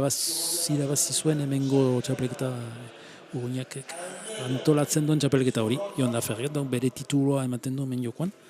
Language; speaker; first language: Basque; native; Basque